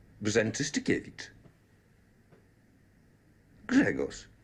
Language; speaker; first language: Polish; non-native, learner; English